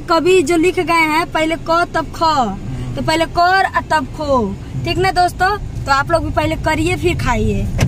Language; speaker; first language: Hindi; native; Hindi